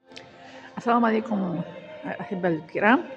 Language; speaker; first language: Arabic; non-native, fluent; Tajik